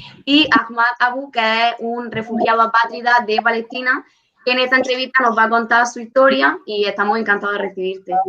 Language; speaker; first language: Spanish; native; Spanish